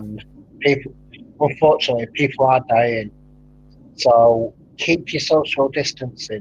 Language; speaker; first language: English; native; English